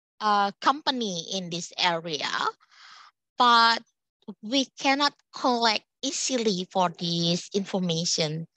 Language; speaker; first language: English; non-native, local second language; Indonesian